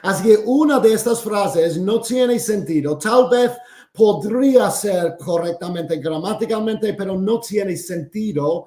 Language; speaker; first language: Spanish; non-native, fluent; English